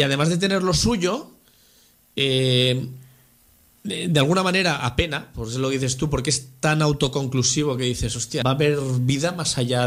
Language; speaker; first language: Spanish; native; Spanish